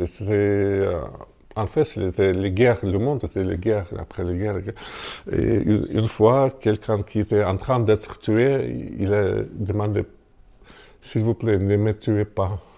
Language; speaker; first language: French; non-native, fluent; Russian